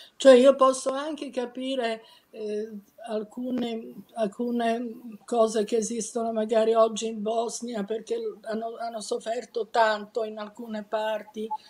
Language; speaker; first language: Italian; non-native, fluent; Serbian